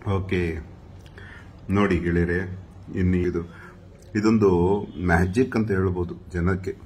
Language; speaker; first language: Hindi; non-native, local second language; Kannada